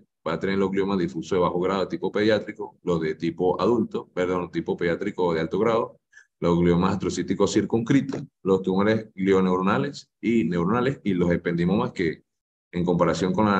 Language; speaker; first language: Spanish; native; Spanish